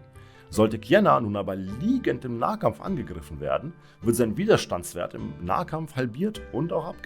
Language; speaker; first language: German; native; German